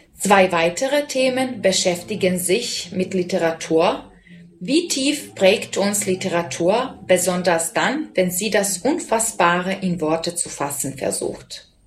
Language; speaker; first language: German; non-native, fluent; Serbian